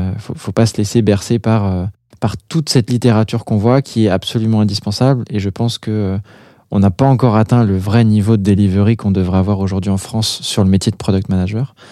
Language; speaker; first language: French; native; French